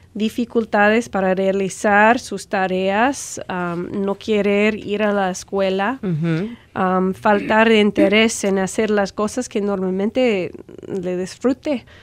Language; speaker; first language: Spanish; non-native, fluent; English